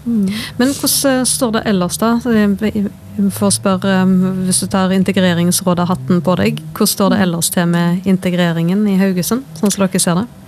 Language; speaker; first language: Norwegian; native; Norwegian